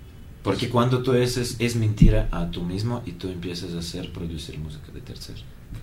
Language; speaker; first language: Spanish; non-native, learner; Russian